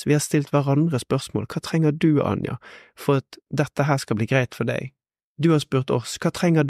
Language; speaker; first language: Norwegian; native; Norwegian